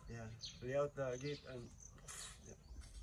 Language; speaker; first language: English; non-native, learner; Cebuano